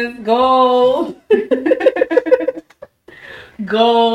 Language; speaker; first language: English; native; English